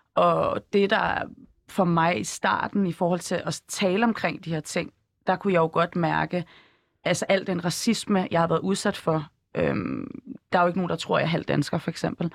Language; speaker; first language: Danish; native; Danish